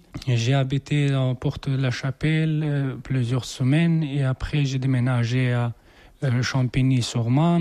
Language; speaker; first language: French; non-native, learner; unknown